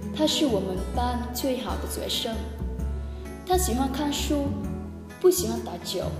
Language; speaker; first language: Chinese; non-native, learner; Vietnamese